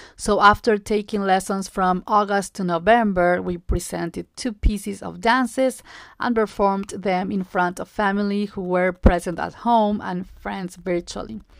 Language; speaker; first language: English; non-native, fluent; Spanish